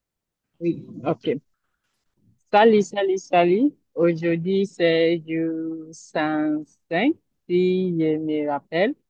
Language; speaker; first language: French; non-native, learner; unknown